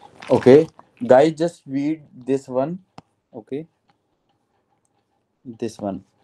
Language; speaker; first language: English; non-native, local second language; Hindi